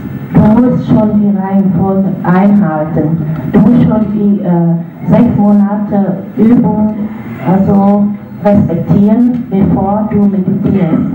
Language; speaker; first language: German; non-native, fluent; Vietnamese